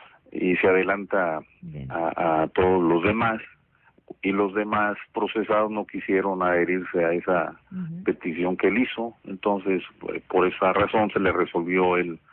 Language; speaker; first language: Spanish; native; Spanish